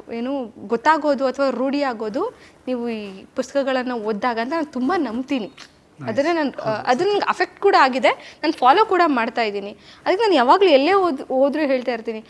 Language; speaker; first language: Kannada; native; Kannada